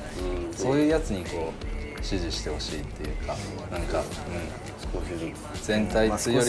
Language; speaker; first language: Japanese; native; Japanese